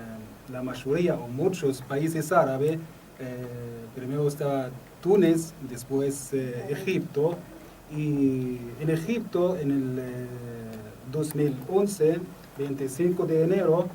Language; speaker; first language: Spanish; non-native, learner; Arabic